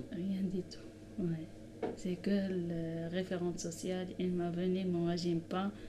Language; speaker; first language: French; non-native, local second language; Arabic